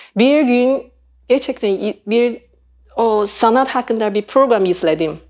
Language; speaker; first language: Turkish; non-native, learner; Chinese